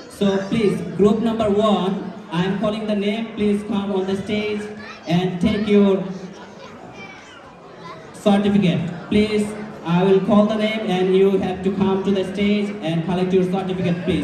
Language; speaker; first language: English; non-native, local second language; Bangla